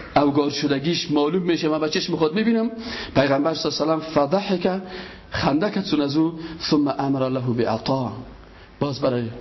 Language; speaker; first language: Persian; native; Persian